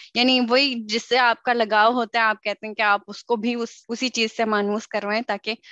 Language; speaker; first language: Urdu; native; Urdu